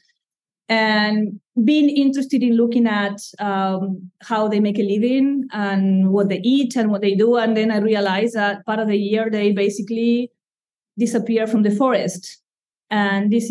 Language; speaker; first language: English; non-native, fluent; Spanish